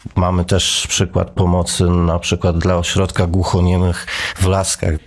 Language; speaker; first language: Polish; native; Polish